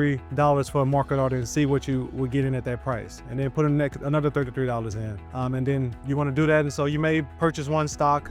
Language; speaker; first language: English; native; English